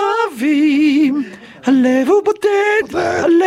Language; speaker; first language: Hebrew; native; Hebrew